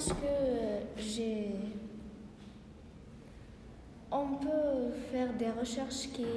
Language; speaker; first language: French; non-native, learner; Arabic